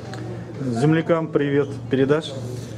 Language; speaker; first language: Russian; native; Russian